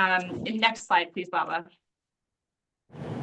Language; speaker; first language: English; native; English